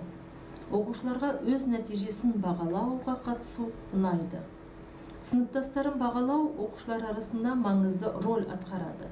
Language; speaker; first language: Kazakh; native; Kazakh